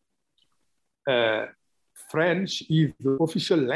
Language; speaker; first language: English; non-native, fluent; Wolof